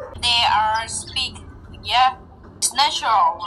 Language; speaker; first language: English; non-native, learner; Thai